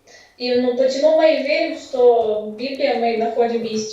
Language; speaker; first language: Russian; non-native, fluent; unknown